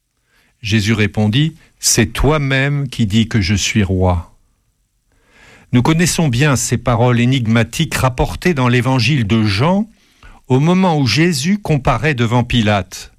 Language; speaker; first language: French; native; French